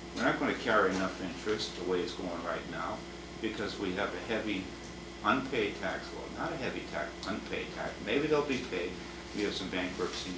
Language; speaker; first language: English; native; English